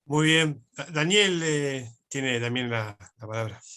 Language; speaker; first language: Spanish; native; Spanish